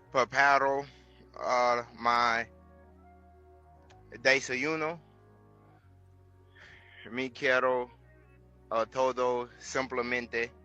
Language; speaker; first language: Spanish; non-native, learner; English